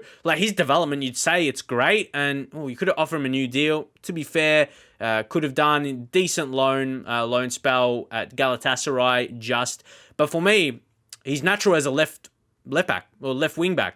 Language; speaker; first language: English; native; English